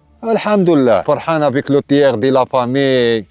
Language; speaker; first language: French; non-native, learner; Arabic